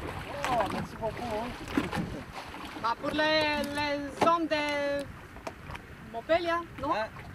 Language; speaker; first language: French; non-native, learner; Romanian